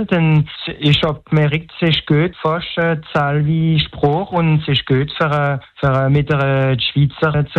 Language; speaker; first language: German; non-native, local second language; French